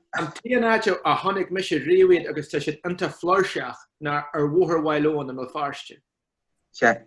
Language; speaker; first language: Irish; non-native, local second language; English